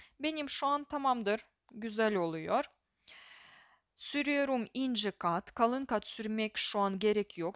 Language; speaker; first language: Turkish; non-native, fluent; Russian